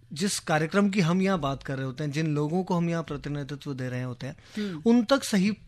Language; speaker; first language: Hindi; native; Hindi